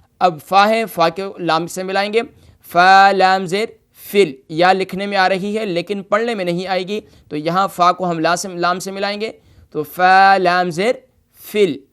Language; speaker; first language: Urdu; native; Urdu